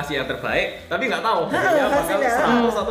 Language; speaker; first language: Indonesian; native; Indonesian